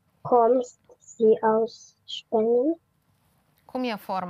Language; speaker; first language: German; non-native, learner; Romanian